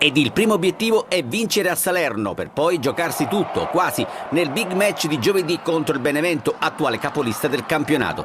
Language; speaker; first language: Italian; native; Italian